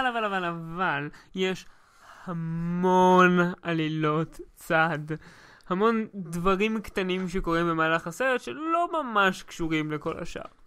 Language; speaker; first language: Hebrew; native; Hebrew